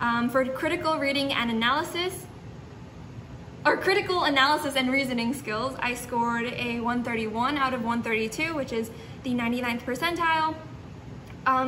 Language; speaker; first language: English; early bilingual, other home language; Chinese